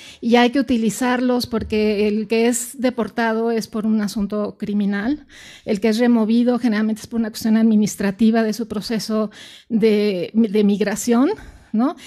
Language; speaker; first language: Spanish; native; Spanish